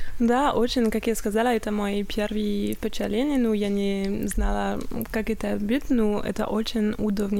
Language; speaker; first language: Russian; non-native, learner; French